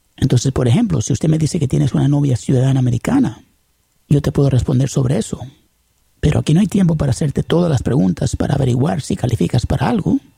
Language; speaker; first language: Spanish; early bilingual, heritage; Spanish